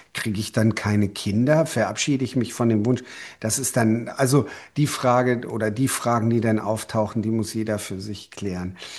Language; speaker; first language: German; native; German